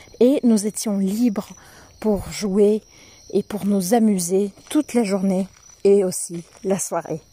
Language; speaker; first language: French; non-native, fluent; Portuguese